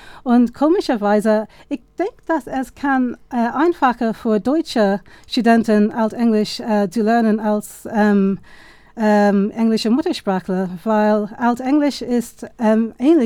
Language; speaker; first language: German; non-native, fluent; English